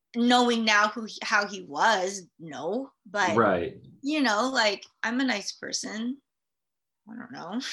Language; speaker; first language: English; early bilingual, other home language; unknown